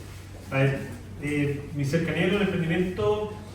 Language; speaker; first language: Spanish; native; Spanish